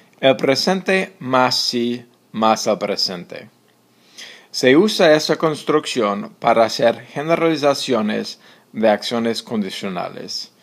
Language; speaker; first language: Spanish; non-native, fluent; English